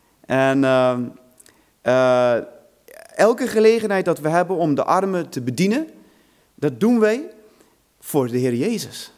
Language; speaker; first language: Dutch; non-native, fluent; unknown